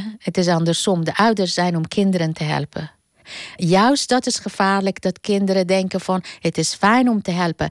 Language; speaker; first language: Dutch; non-native, fluent; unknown